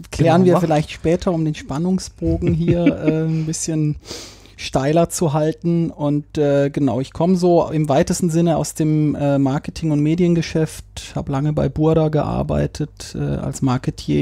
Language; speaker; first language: German; native; German